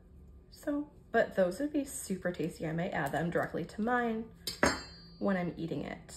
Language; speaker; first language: English; native; English